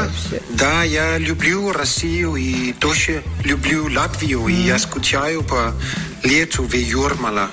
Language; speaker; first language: Russian; non-native, fluent; Danish